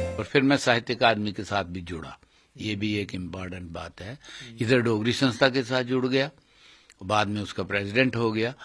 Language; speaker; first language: Hindi; non-native, local second language; Dogri